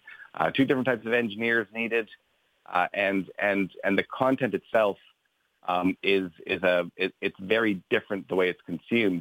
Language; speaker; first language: English; native; English